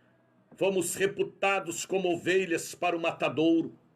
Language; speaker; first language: Portuguese; native; Portuguese